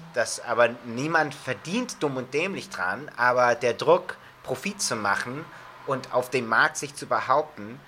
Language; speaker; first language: German; non-native, fluent; English